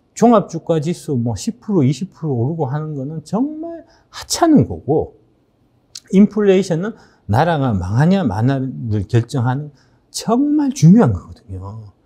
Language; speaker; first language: Korean; native; Korean